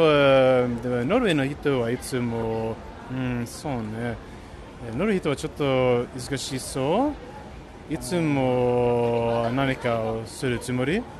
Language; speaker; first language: Japanese; non-native, learner; Norwegian